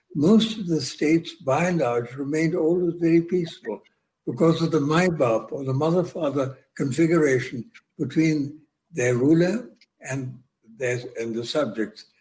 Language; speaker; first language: English; non-native, local second language; Punjabi